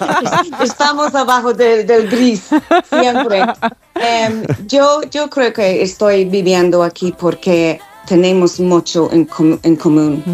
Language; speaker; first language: Spanish; non-native, learner; English